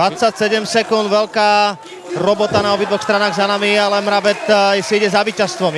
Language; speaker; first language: Slovak; native; Slovak